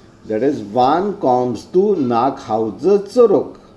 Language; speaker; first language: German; non-native, fluent; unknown